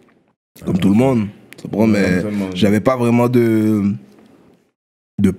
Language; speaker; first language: French; native; French